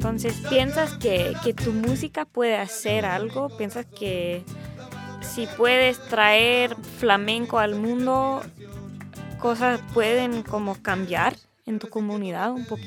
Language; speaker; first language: Spanish; early bilingual, heritage; Spanish